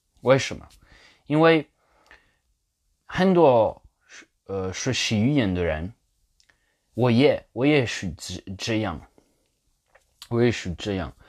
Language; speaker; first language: Chinese; non-native, fluent; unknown